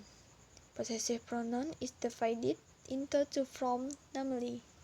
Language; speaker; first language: English; non-native, learner; Indonesian